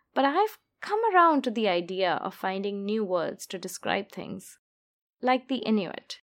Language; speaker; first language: English; non-native, local second language; Hindi